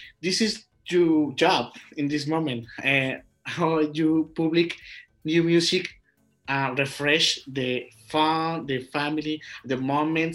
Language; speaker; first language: English; non-native, learner; Spanish